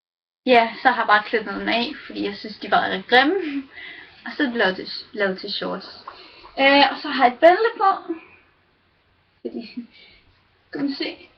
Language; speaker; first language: Danish; native; Danish